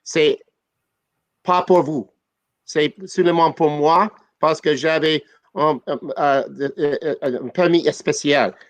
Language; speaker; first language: French; non-native, local second language; English